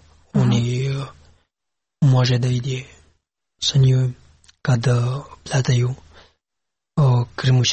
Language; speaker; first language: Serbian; non-native, learner; Pashto